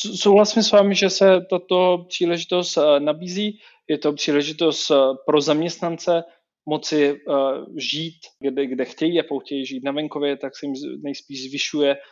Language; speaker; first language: Czech; native; Czech